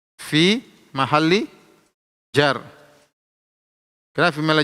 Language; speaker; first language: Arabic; non-native, fluent; Indonesian